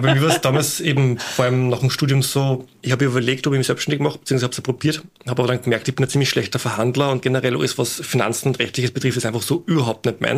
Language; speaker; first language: German; native; German